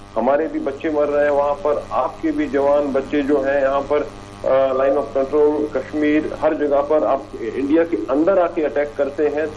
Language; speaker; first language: Urdu; non-native, local second language; Baluchi